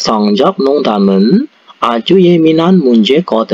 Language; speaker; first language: Korean; non-native, learner; Indonesian